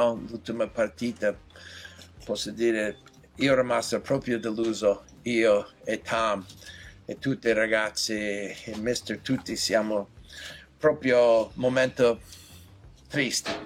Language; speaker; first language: Italian; non-native, fluent; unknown